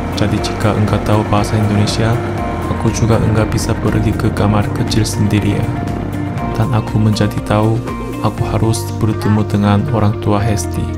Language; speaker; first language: Indonesian; non-native, learner; Korean